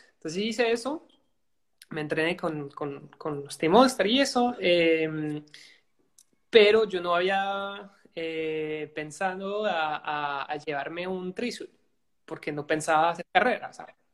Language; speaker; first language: Spanish; non-native, fluent; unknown